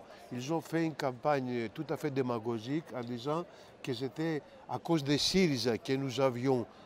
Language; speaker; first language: French; non-native, fluent; Greek